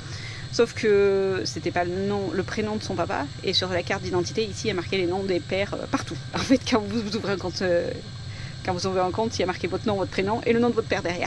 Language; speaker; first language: French; native; French